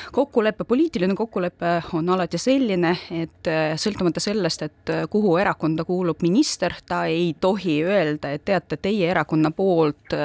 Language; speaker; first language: Estonian; non-native, local second language; Russian